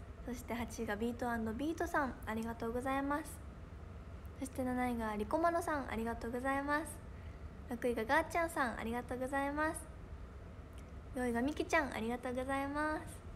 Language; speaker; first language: Japanese; native; Japanese